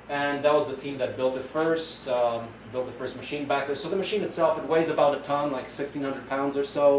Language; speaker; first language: English; non-native, fluent; Polish